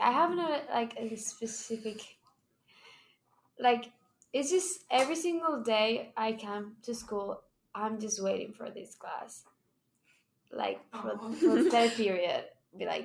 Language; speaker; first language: English; non-native, fluent; Spanish